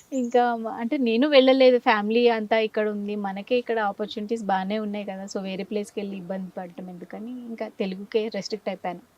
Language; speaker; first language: Telugu; native; Telugu